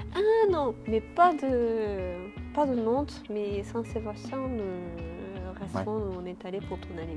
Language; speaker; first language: French; non-native, learner; Japanese